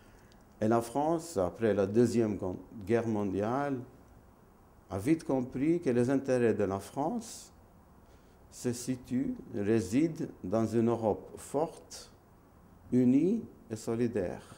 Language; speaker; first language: French; non-native, fluent; Maltese